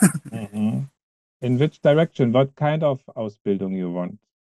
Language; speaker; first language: English; non-native, fluent; German